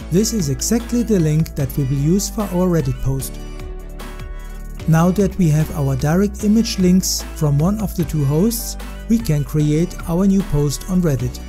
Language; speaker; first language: English; non-native, fluent; German